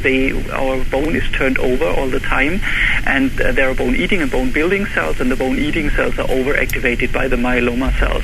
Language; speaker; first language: English; non-native, fluent; German